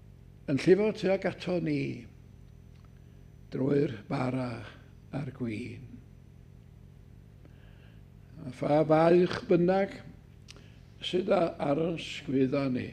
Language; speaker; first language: Welsh; native; Welsh